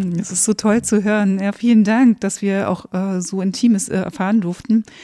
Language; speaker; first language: German; native; German